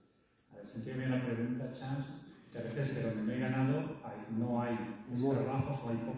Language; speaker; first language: Spanish; native; Spanish